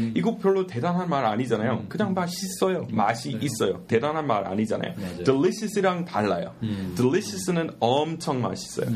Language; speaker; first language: Korean; non-native, fluent; English